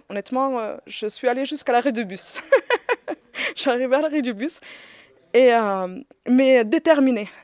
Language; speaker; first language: French; early bilingual, other home language; Riffian